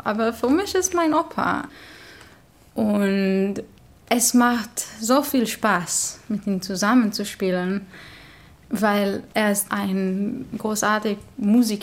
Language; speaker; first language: German; non-native, learner; Hebrew